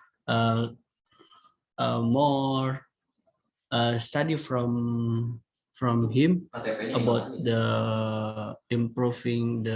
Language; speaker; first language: English; non-native, learner; Indonesian